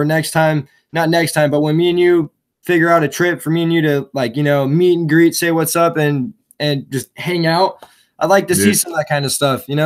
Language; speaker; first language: English; native; English